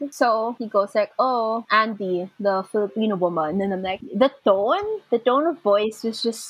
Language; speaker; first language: English; non-native, local second language; Filipino